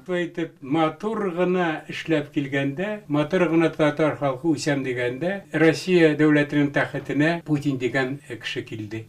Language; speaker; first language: Tatar; native; Tatar